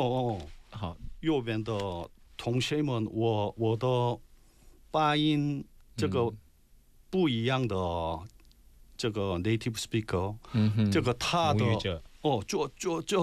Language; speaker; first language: Chinese; non-native, learner; Korean